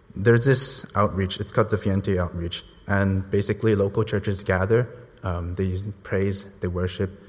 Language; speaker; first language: English; non-native, local second language; Cantonese